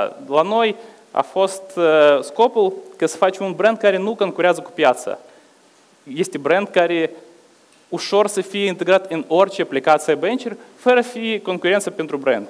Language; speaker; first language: Romanian; non-native, local second language; Russian